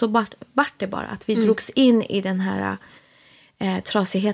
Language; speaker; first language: Swedish; native; Swedish